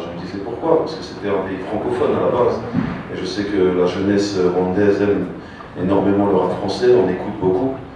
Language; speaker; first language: French; native; French